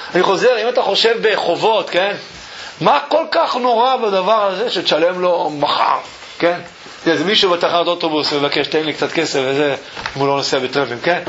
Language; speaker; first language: Hebrew; early bilingual, other home language; English